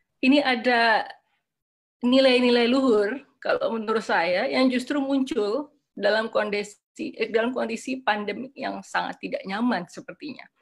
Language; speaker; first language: Indonesian; native; Indonesian